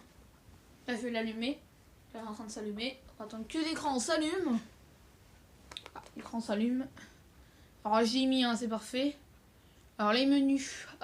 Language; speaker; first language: French; native; French